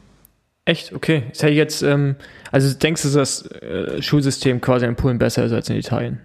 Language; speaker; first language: German; native; German